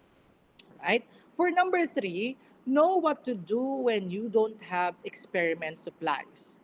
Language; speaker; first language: English; non-native, local second language; Filipino